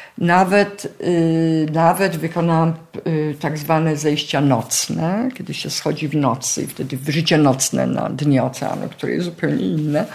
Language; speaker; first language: Polish; native; Polish